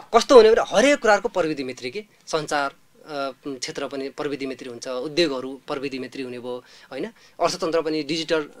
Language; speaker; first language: Nepali; native; Nepali